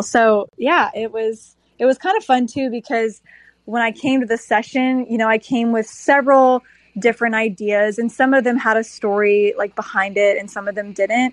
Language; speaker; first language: English; native; English